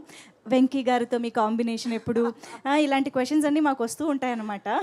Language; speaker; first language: Telugu; native; Telugu